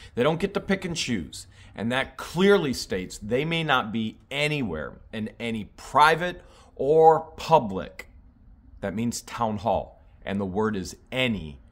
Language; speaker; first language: English; native; English